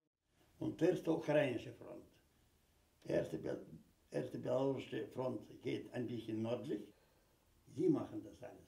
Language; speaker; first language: German; non-native, fluent; Russian